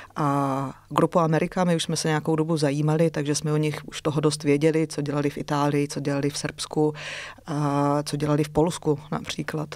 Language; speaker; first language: Czech; native; Czech